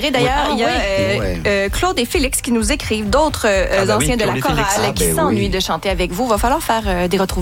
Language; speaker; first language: French; native; French